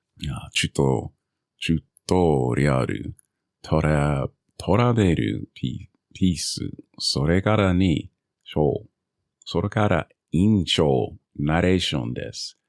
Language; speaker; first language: Japanese; non-native, learner; English